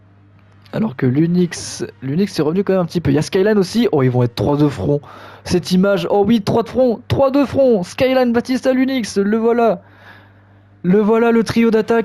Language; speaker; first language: French; native; French